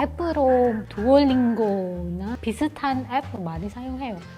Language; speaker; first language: Korean; non-native, fluent; Indonesian